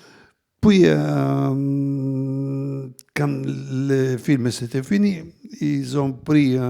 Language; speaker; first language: French; non-native, fluent; Italian